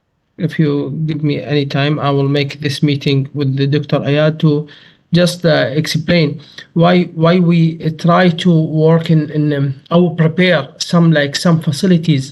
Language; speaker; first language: English; non-native, learner; Arabic